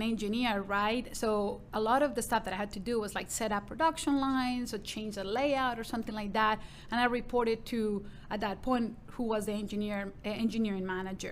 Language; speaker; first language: English; non-native, fluent; Spanish